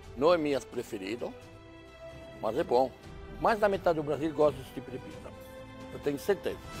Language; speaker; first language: Portuguese; non-native, fluent; French